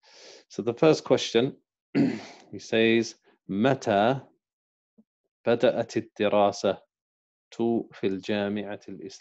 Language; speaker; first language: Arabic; non-native, fluent; English